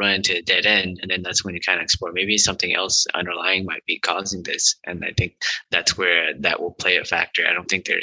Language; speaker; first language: English; early bilingual, other home language; Vietnamese